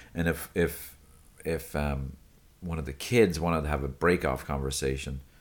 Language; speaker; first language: English; native; English